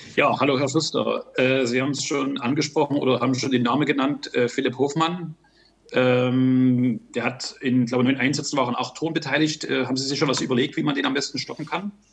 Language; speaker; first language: German; native; German